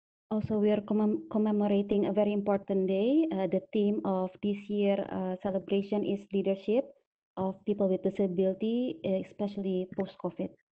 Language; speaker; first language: English; non-native, fluent; Indonesian